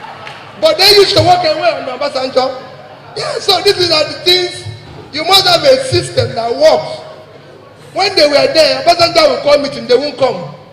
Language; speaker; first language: English; non-native, local second language; Igbo